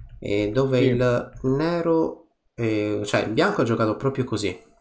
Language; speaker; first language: Italian; native; Italian